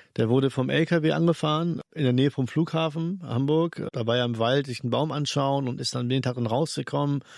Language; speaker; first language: German; early bilingual, other home language; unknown